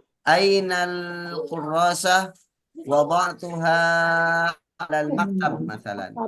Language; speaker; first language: Arabic; non-native, fluent; Indonesian